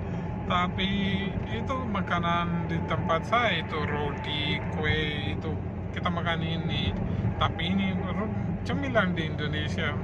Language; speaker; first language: Indonesian; non-native, learner; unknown